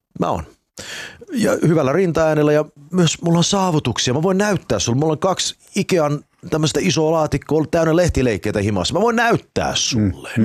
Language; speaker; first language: Finnish; early bilingual, heritage; Finnish